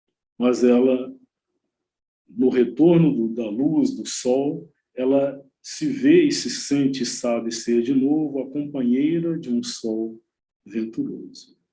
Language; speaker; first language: Portuguese; native; Portuguese